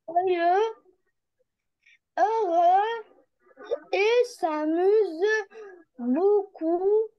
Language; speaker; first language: French; non-native, learner; Arabic